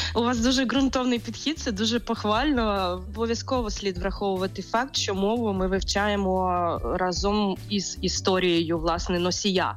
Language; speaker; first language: Ukrainian; native; Ukrainian